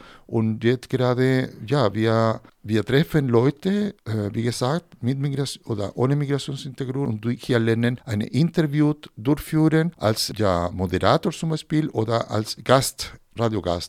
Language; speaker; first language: German; non-native, fluent; Spanish